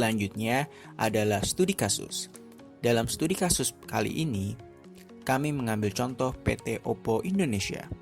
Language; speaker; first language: Indonesian; native; Indonesian